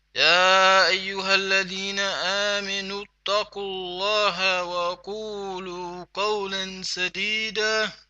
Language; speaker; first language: Arabic; non-native, fluent; English